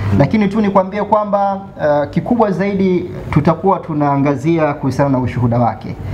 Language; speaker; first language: Swahili; native; Swahili